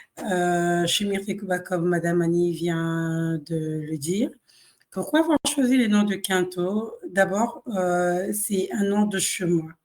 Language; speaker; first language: French; non-native, local second language; Kongo